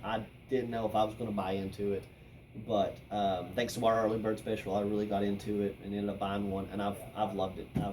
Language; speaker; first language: English; native; English